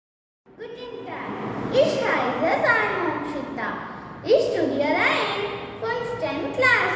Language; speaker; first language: German; non-native, learner; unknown